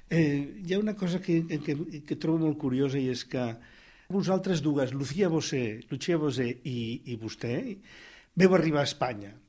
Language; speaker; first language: Catalan; native; Catalan